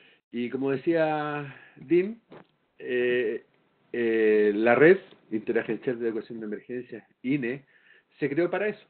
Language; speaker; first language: Spanish; native; Spanish